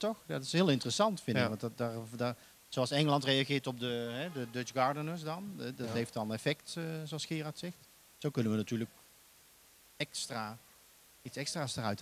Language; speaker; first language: Dutch; native; Dutch